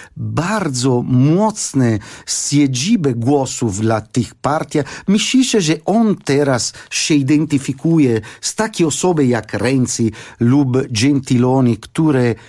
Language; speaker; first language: Polish; non-native, fluent; Italian